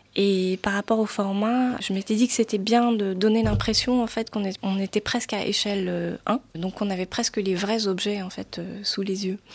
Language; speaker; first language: French; native; French